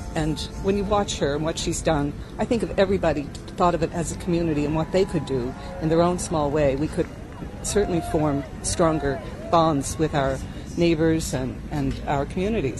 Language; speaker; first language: English; native; English